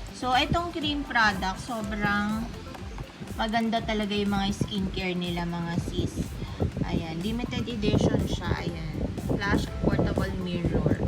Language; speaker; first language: Filipino; native; Filipino